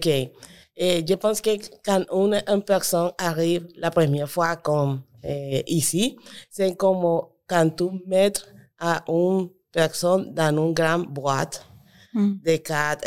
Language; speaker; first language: French; non-native, learner; Spanish